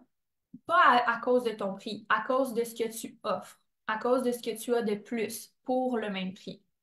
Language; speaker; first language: French; native; French